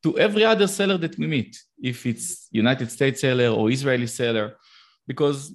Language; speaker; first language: English; non-native, learner; Hebrew